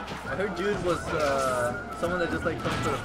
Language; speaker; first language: English; native; English